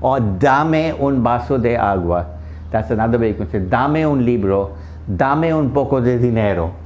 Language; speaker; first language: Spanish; non-native, fluent; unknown